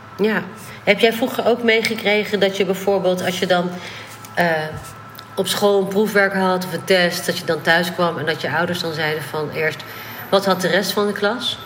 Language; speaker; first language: Dutch; native; Dutch